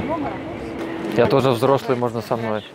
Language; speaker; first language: Russian; native; Russian